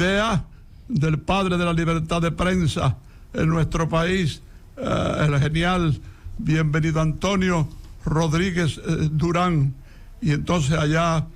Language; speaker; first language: Spanish; native; Spanish